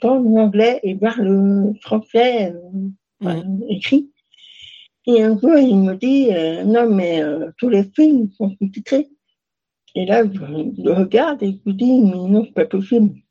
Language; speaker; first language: French; native; French